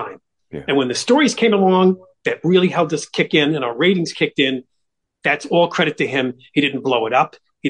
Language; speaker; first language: English; native; English